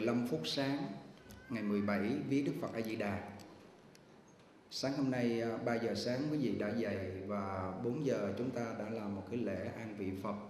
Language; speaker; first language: Vietnamese; native; Vietnamese